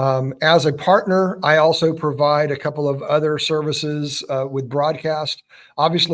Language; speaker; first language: English; native; English